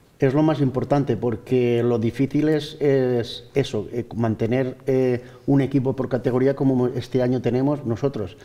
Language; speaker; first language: Spanish; native; Spanish